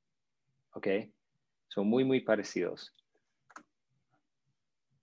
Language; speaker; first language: Spanish; non-native, fluent; English